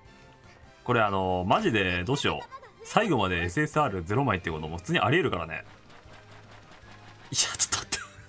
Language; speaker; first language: Japanese; native; Japanese